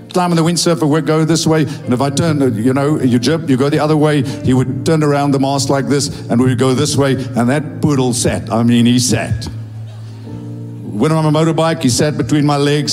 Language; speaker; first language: English; non-native, local second language; Afrikaans